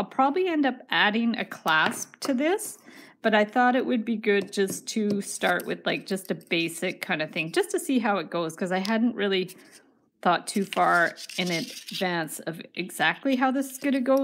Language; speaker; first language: English; native; English